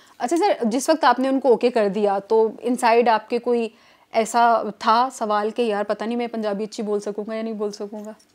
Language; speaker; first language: Urdu; native; Urdu